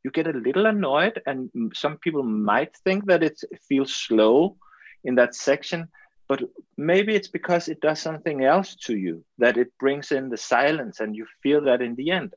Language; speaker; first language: English; non-native, fluent; Danish